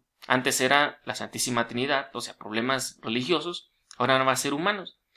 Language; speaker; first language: Spanish; native; Spanish